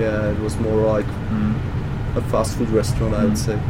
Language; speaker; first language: English; non-native, fluent; Czech